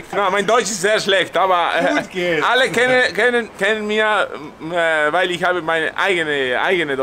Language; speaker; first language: German; non-native, learner; Italian